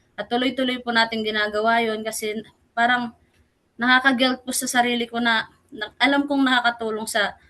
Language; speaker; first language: Filipino; non-native, local second language; Bikol